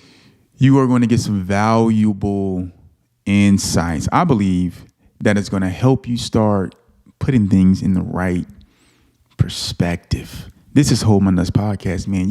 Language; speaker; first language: English; native; English